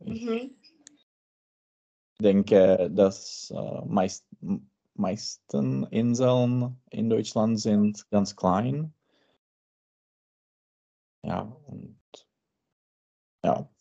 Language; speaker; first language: German; non-native, learner; Czech